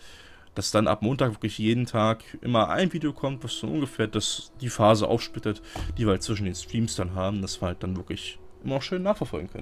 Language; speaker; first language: German; native; German